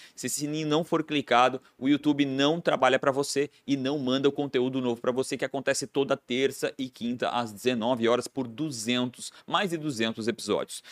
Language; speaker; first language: Portuguese; native; Portuguese